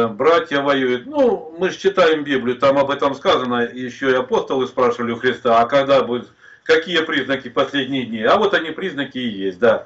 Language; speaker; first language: Russian; native; Russian